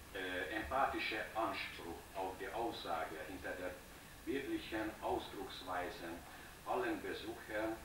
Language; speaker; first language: German; non-native, fluent; Hungarian